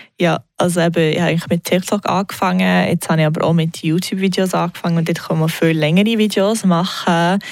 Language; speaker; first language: German; non-native, local second language; English